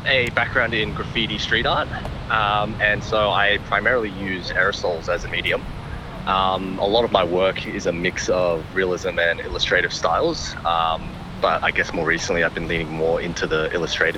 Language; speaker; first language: English; native; English